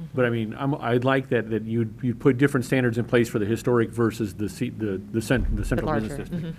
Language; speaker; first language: English; native; English